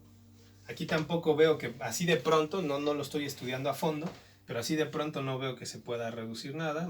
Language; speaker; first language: Spanish; native; Spanish